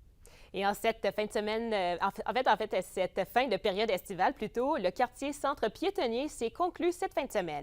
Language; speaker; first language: French; native; French